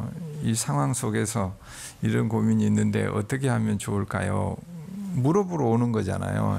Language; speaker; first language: Korean; native; Korean